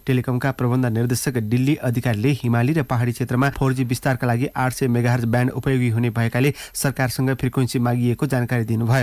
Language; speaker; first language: Nepali; native; Nepali